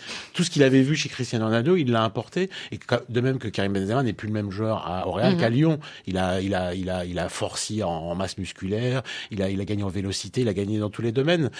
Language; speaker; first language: French; native; French